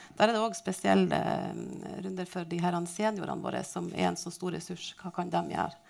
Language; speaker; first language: Norwegian; native; Norwegian